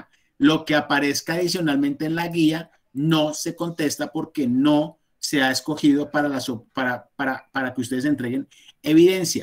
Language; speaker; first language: Spanish; native; Spanish